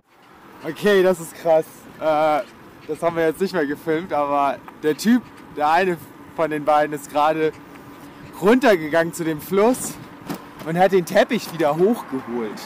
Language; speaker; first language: German; native; German